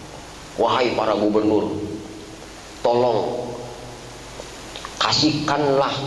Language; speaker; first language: Indonesian; native; Indonesian